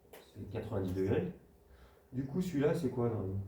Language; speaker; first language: French; native; French